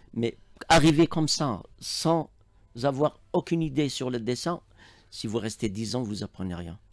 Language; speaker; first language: French; non-native, local second language; Arabic